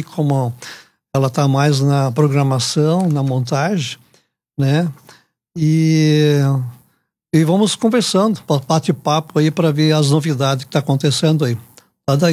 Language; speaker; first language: Portuguese; native; Portuguese